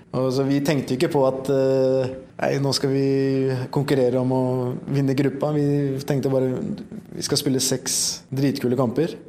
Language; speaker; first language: Norwegian; early bilingual, other home language; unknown